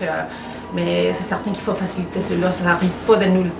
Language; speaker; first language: French; non-native, fluent; Spanish